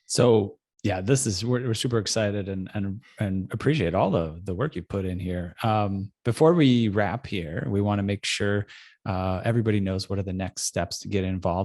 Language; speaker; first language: English; native; English